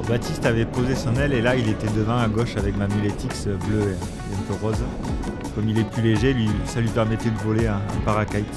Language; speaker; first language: French; native; French